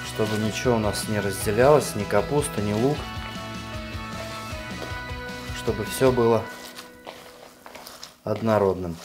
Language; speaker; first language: Russian; native; Russian